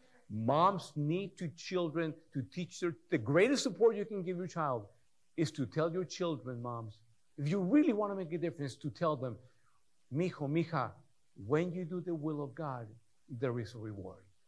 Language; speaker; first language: English; early bilingual, other home language; Spanish